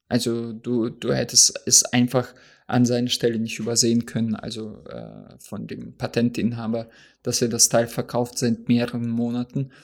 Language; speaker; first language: German; non-native, fluent; Russian